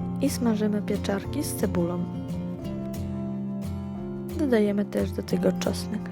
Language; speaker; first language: Polish; non-native, fluent; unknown